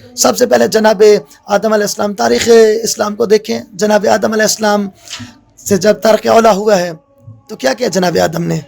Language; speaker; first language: Urdu; native; Urdu